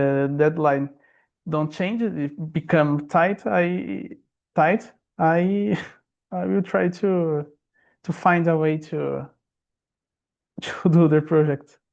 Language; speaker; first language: English; non-native, learner; Portuguese